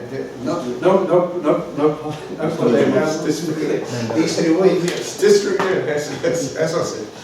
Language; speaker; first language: Spanish; non-native, fluent; English